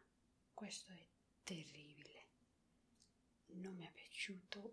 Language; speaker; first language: Italian; non-native, learner; Spanish